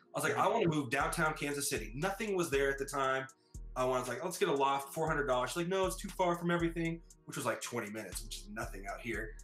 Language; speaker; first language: English; native; English